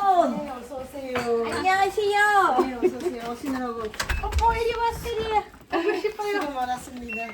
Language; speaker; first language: Korean; native; Korean